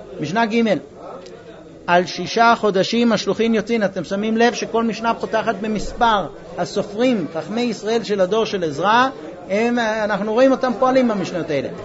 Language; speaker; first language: Hebrew; non-native, fluent; English